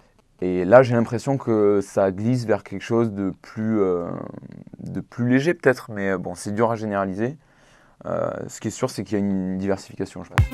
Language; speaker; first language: French; native; French